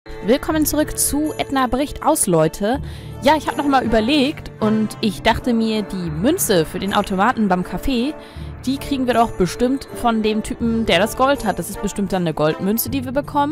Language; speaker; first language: German; native; German